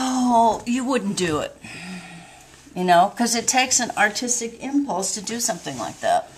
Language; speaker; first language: English; native; English